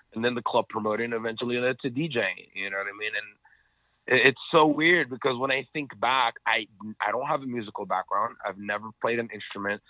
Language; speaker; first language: English; non-native, fluent; Arabic